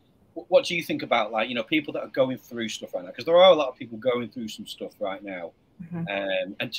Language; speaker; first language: English; native; English